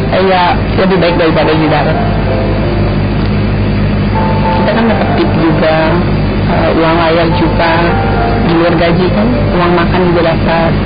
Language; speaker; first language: Indonesian; native; Indonesian